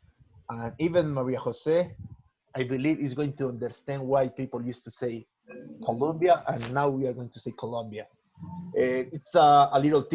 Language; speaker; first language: English; non-native, learner; Spanish